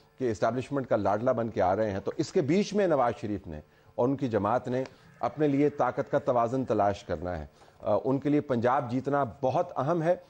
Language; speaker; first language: Urdu; native; Urdu